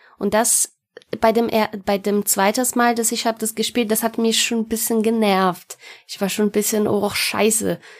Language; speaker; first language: German; non-native, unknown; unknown